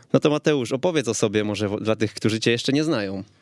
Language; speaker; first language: Polish; native; Polish